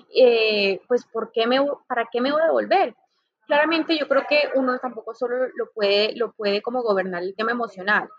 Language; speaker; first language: Spanish; native; Spanish